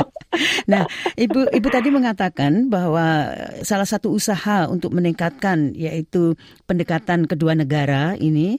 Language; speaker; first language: Indonesian; native; Indonesian